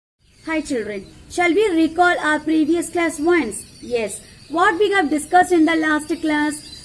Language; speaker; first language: English; non-native, local second language; Tamil